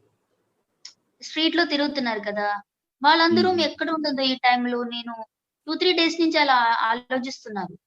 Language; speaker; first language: Telugu; non-native, learner; Malayalam